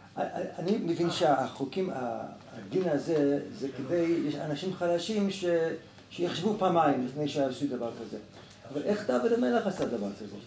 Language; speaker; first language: Hebrew; non-native, fluent; French